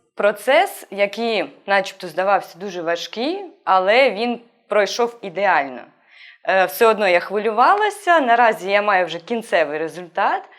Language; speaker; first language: Ukrainian; native; Ukrainian